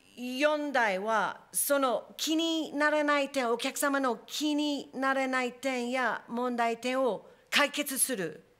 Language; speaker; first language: Japanese; non-native, fluent; English